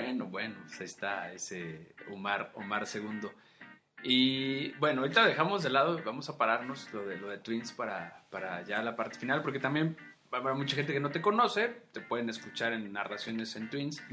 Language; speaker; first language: Spanish; native; Spanish